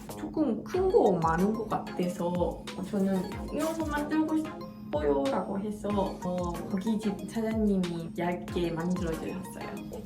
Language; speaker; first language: Korean; non-native, fluent; Japanese